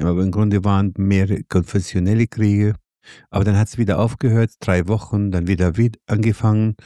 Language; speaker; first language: German; non-native, fluent; Arabic